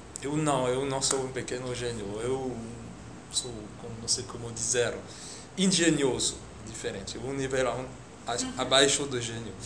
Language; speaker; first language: Portuguese; non-native, fluent; French